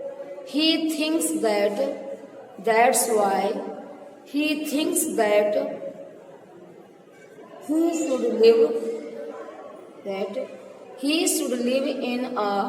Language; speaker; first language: English; non-native, local second language; Hindi